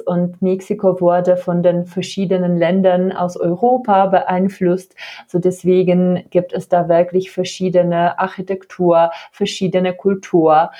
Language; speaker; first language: German; non-native, fluent; Czech